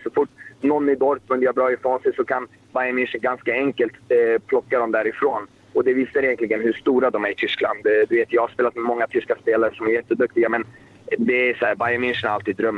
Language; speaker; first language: Swedish; native; Swedish